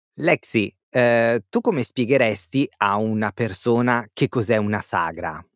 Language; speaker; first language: Italian; native; Italian